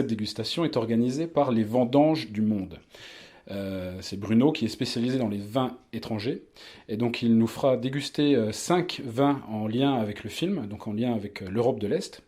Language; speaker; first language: French; native; French